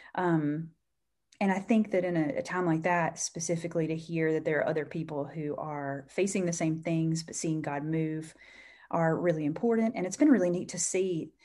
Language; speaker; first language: English; native; English